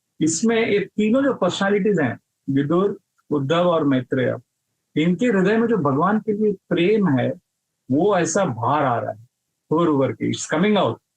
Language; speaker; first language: Hindi; non-native, local second language; Marathi